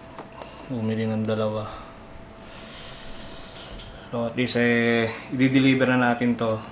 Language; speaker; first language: Filipino; native; Filipino